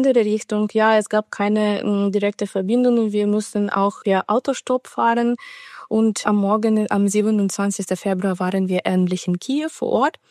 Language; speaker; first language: German; non-native, fluent; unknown